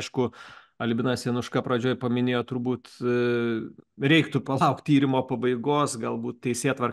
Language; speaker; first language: Lithuanian; native; Lithuanian